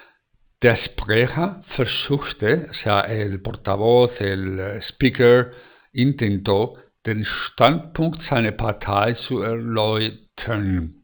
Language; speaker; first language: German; non-native, fluent; Spanish